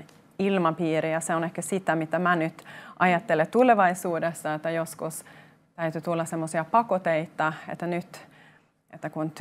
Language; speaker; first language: Finnish; non-native, local second language; Swedish